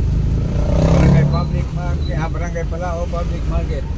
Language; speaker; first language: English; non-native, local second language; Cebuano